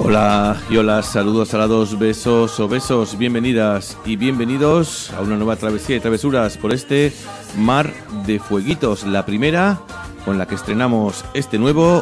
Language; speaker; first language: Spanish; native; Spanish